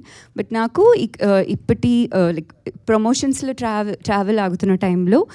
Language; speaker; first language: Telugu; non-native, local second language; Tamil